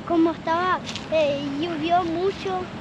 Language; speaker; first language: Spanish; early bilingual, other home language; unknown